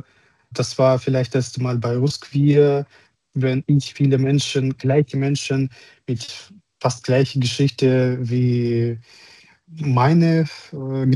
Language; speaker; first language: German; non-native, learner; Russian